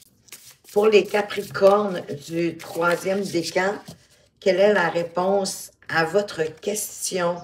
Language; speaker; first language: French; native; French